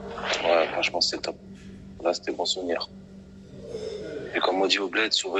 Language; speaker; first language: French; native; French